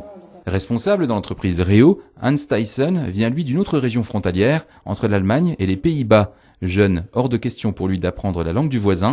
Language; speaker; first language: French; native; French